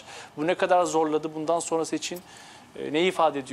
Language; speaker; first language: Turkish; native; Turkish